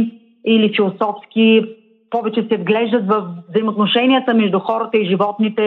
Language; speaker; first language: Bulgarian; native; Bulgarian